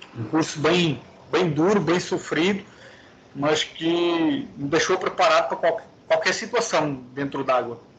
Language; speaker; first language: Portuguese; native; Portuguese